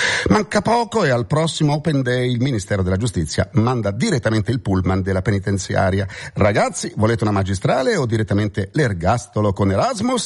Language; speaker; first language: Italian; native; Italian